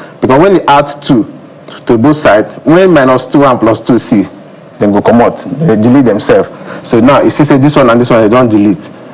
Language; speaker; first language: Nigerian Pidgin; native; Nigerian Pidgin